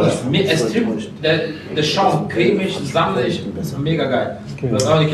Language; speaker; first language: German; native; German